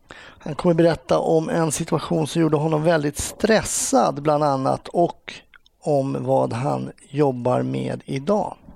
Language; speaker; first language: Swedish; native; Swedish